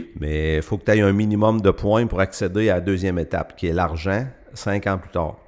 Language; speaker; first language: French; native; French